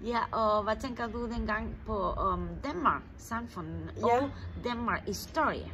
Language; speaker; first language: Danish; non-native, learner; Spanish